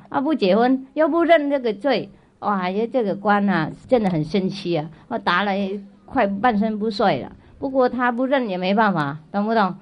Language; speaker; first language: Chinese; non-native, fluent; Vietnamese